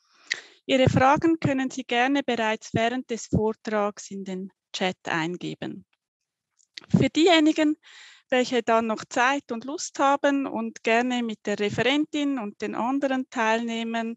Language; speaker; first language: German; native; German